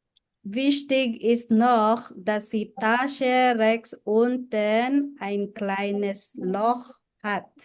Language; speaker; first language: German; non-native, fluent; Filipino